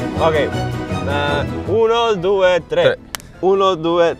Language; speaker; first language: Italian; non-native, learner; English